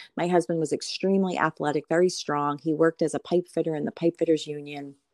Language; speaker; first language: English; native; English